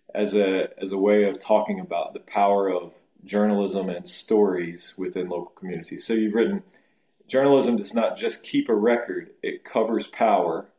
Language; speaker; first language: English; native; English